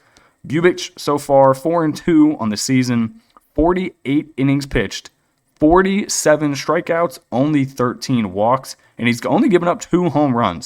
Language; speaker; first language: English; native; English